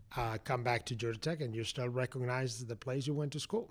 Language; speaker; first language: English; non-native, fluent; Spanish